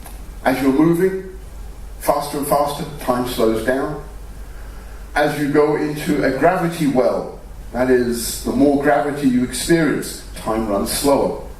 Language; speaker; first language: English; native; English